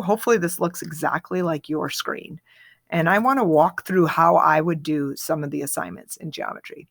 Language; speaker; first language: English; native; English